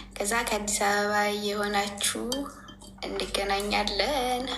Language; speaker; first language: Amharic; native; Amharic